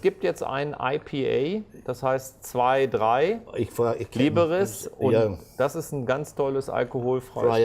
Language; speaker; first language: German; native; German